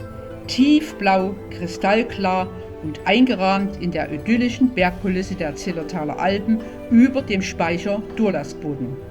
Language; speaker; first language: German; native; German